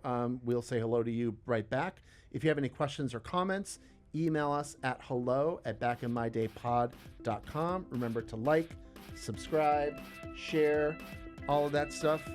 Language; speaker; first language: English; native; English